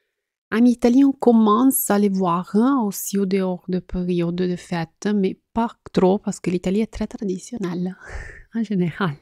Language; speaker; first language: French; non-native, fluent; Italian